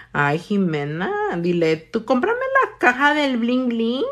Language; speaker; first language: Spanish; early bilingual, heritage; Spanish